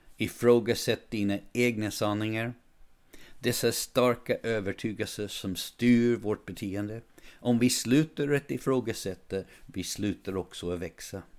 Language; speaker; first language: Swedish; non-native, fluent; English